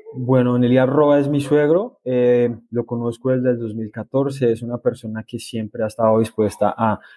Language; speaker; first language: Spanish; native; Spanish